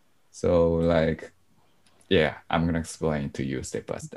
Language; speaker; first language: English; non-native, fluent; Japanese